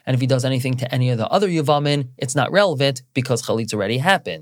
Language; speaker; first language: English; native; English